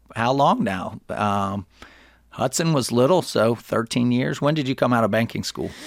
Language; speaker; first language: English; native; English